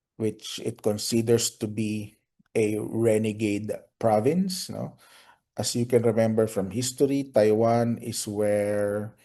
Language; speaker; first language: English; non-native, local second language; Filipino